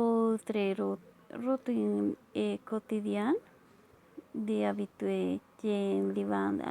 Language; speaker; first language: French; non-native, learner; Spanish